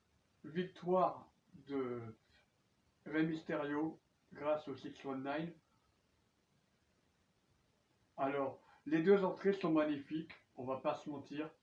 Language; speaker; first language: French; native; French